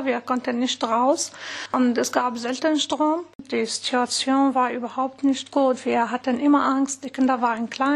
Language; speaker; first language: German; non-native, fluent; Arabic